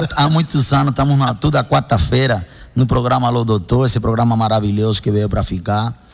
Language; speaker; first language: Portuguese; non-native, fluent; Spanish